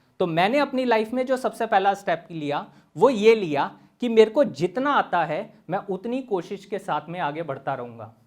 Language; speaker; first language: Hindi; native; Hindi